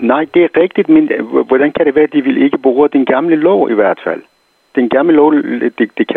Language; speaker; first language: Danish; non-native, fluent; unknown